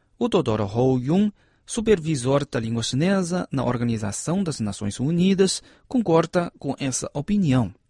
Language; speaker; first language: Portuguese; non-native, fluent; Chinese